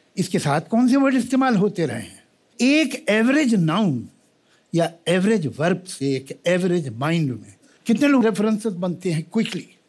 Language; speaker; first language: Hindi; native; Hindi